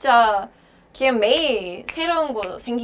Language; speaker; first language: Korean; non-native, learner; English